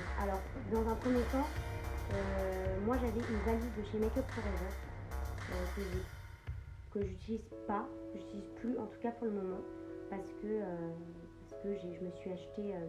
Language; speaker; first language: French; native; French